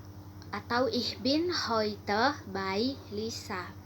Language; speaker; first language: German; non-native, learner; Indonesian